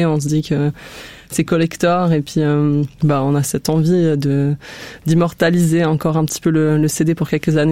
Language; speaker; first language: French; native; French